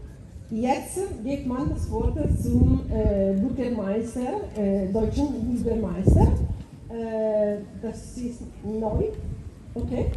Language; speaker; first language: German; non-native, fluent; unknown